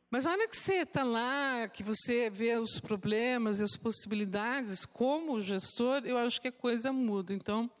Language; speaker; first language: Portuguese; native; Portuguese